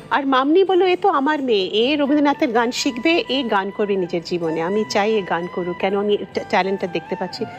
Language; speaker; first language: Bangla; non-native, local second language; Tamil